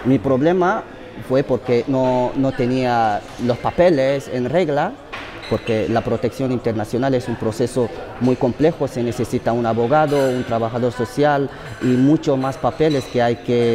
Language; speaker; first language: Spanish; non-native, fluent; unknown